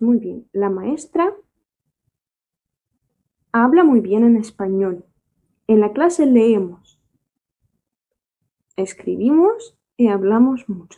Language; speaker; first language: Spanish; non-native, fluent; Russian